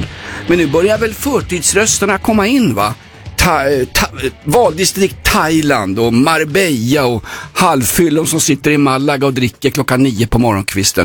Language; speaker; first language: Swedish; native; Swedish